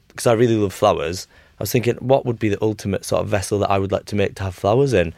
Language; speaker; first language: English; native; English